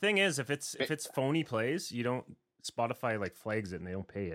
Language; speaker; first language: English; native; English